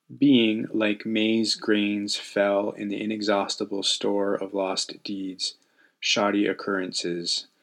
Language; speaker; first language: English; native; English